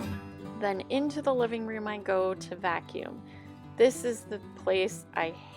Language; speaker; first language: English; native; English